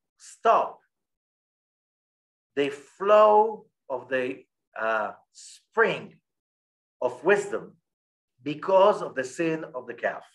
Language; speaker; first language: English; non-native, fluent; Hebrew